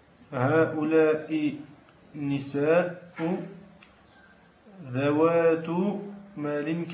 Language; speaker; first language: Arabic; non-native, learner; French